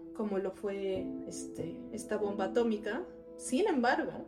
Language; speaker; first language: Spanish; non-native, fluent; Japanese